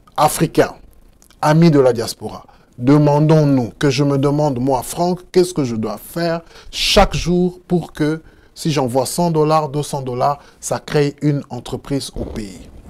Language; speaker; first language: French; non-native, local second language; Lingala